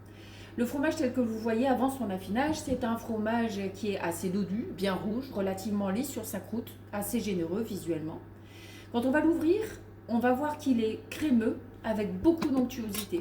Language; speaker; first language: French; native; French